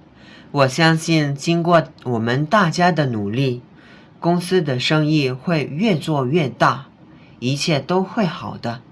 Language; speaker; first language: Chinese; non-native, fluent; Indonesian